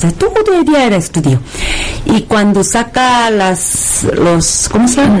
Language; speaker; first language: Spanish; non-native, fluent; Korean